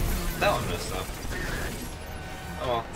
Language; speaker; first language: English; native; English